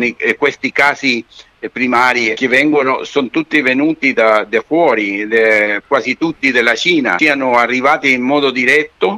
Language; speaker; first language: Italian; non-native, fluent; Spanish